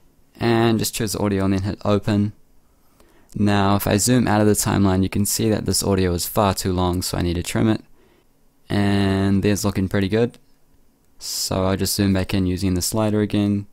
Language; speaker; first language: English; native; English